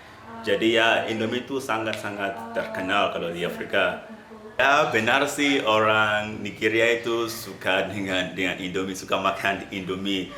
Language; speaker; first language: Indonesian; non-native, fluent; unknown